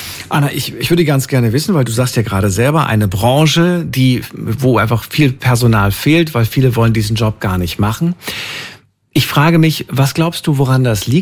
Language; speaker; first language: German; native; German